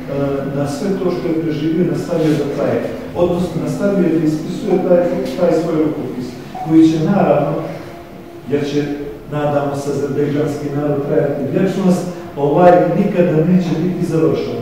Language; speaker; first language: Croatian; native; Croatian